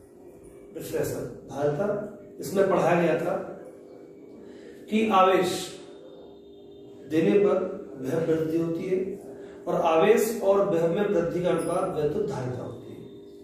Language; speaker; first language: Hindi; native; Hindi